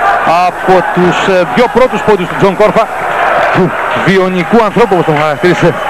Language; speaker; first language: Greek; native; Greek